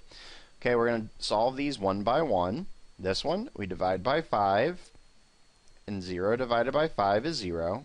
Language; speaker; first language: English; native; English